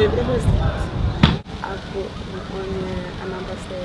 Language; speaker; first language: Igbo; early bilingual, heritage; Igbo